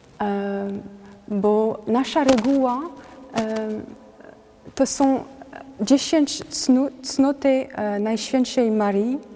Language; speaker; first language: Polish; non-native, learner; French